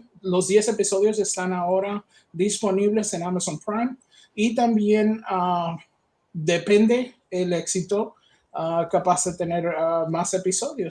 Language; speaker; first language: Spanish; non-native, learner; English